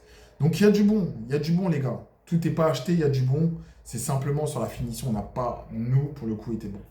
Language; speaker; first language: French; native; French